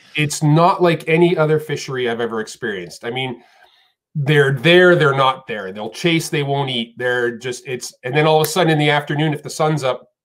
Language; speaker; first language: English; native; English